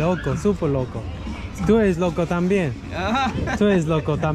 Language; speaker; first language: Spanish; non-native, learner; English